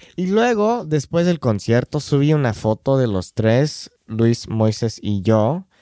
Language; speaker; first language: Spanish; non-native, fluent; English